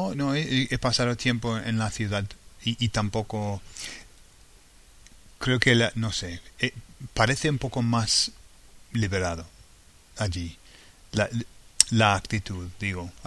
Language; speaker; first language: Spanish; non-native, fluent; English